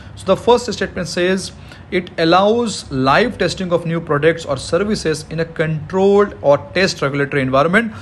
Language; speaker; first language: English; non-native, local second language; Hindi